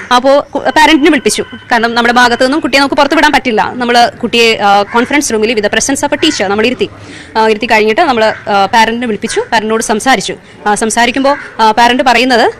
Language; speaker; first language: Malayalam; native; Malayalam